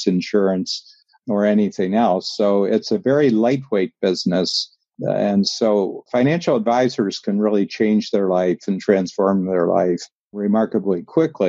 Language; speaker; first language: English; native; English